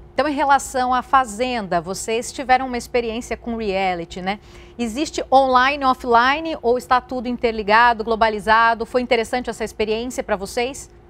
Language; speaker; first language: Portuguese; native; Portuguese